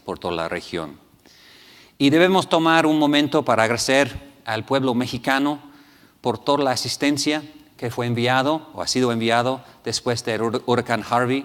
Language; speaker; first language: Spanish; non-native, fluent; English